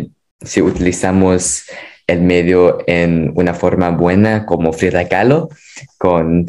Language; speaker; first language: Spanish; non-native, fluent; English